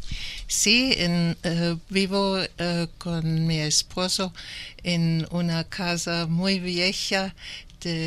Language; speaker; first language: Spanish; non-native, learner; German